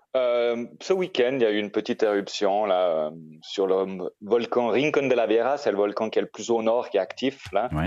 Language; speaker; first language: French; native; French